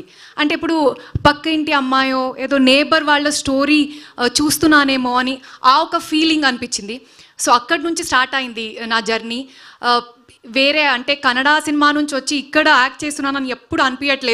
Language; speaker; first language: Telugu; non-native, learner; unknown